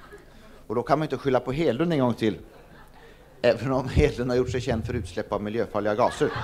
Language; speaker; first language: Swedish; native; Swedish